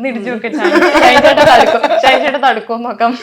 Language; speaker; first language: Malayalam; native; Malayalam